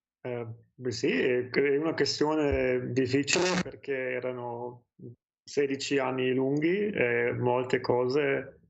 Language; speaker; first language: Italian; non-native, learner; German